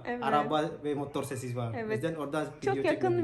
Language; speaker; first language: Turkish; non-native, learner; Indonesian